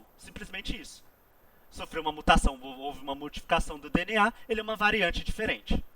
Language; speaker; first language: Portuguese; native; Portuguese